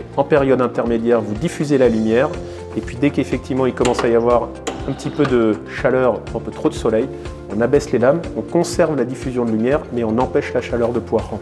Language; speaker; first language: French; native; French